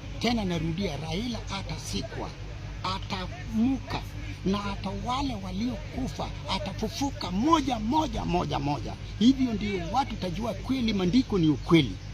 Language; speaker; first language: Swahili; non-native, local second language; Gusii